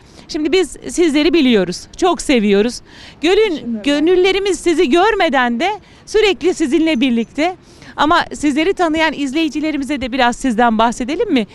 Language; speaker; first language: Turkish; native; Turkish